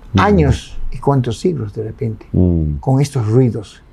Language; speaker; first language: Spanish; native; Spanish